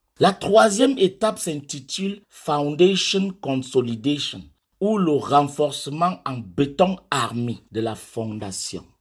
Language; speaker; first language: French; non-native, local second language; English